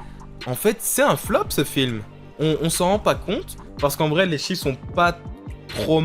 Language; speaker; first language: French; native; French